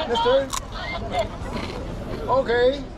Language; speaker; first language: English; non-native, learner; French